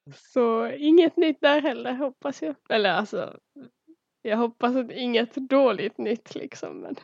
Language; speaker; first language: Swedish; early bilingual, other home language; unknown